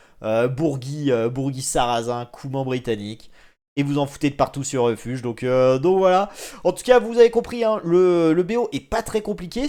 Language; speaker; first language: French; native; French